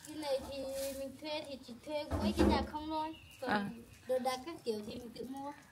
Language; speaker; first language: Vietnamese; non-native, local second language; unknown